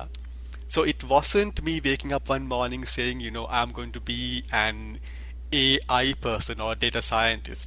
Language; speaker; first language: English; non-native, local second language; Sinhala